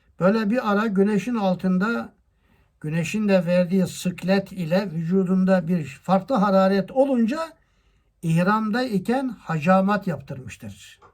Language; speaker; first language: Turkish; native; Turkish